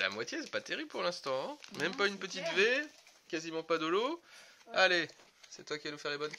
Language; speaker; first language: French; native; French